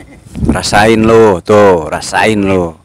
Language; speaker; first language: Indonesian; native; Indonesian